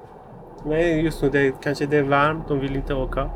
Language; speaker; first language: Swedish; non-native, learner; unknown